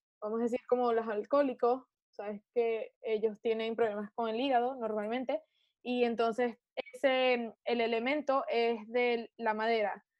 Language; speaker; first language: Spanish; early bilingual, heritage; Spanish